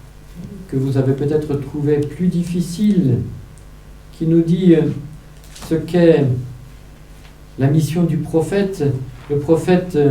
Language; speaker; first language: French; native; French